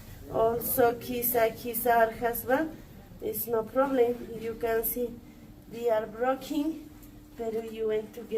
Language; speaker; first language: English; non-native, learner; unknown